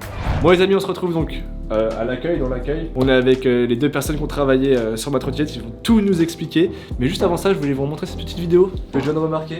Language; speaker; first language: French; native; French